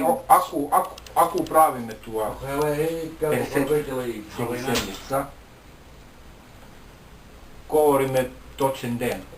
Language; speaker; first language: Bulgarian; non-native, learner; Finnish